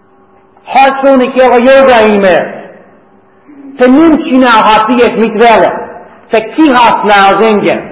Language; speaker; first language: Hungarian; non-native, fluent; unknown